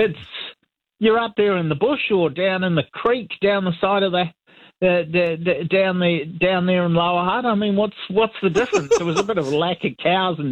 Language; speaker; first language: English; native; English